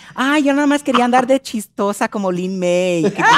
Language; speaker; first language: Spanish; early bilingual, heritage; Spanish